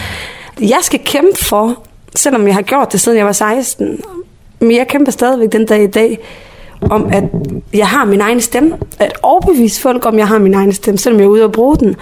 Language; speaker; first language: Danish; early bilingual, other home language; Somali